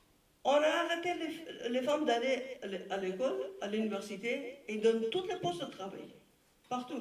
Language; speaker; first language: French; non-native, fluent; Persian